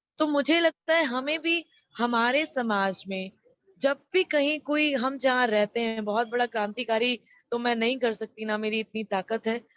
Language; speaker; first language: Hindi; native; Hindi